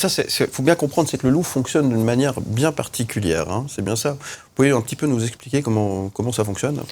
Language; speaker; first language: French; native; French